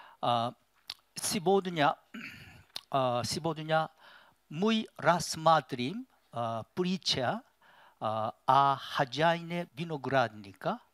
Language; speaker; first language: Russian; non-native, learner; Korean